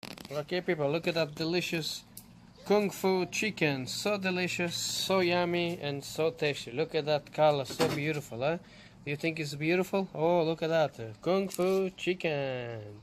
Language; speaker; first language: English; non-native, fluent; Portuguese